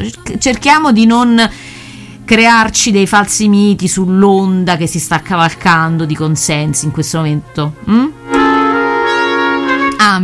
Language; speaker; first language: Italian; native; Italian